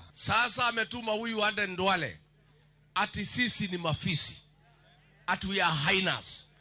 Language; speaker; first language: Swahili; non-native, local second language; Kikuyu